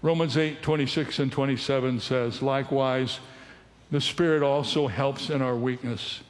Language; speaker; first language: English; native; English